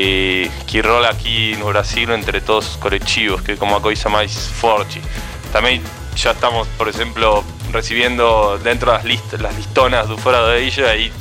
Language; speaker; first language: Portuguese; non-native, fluent; Spanish